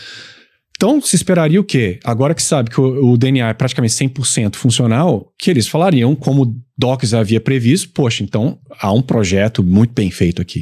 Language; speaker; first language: Portuguese; native; Portuguese